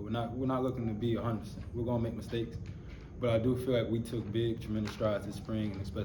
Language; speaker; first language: English; native; English